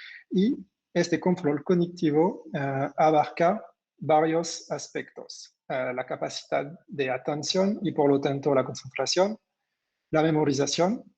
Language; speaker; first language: Spanish; non-native, fluent; French